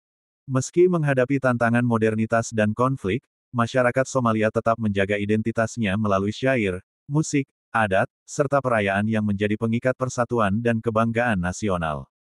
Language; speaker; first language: Indonesian; native; Indonesian